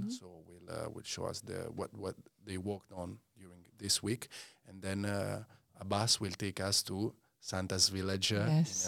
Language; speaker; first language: English; non-native, learner; Italian